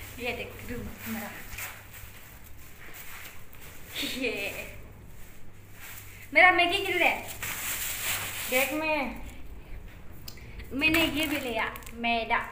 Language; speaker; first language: Hindi; non-native, local second language; Bodo